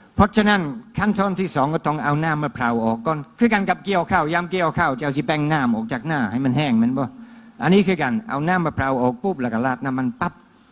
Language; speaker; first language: Thai; non-native, fluent; English